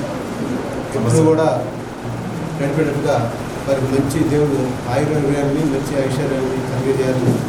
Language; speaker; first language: Telugu; native; Telugu